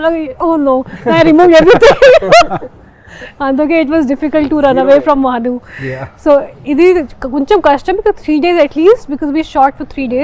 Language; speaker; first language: Telugu; non-native, fluent; Hindi